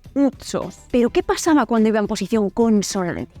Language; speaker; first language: Spanish; native; Spanish